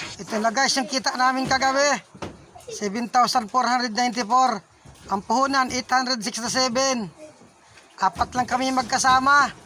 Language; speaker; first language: Filipino; native; Filipino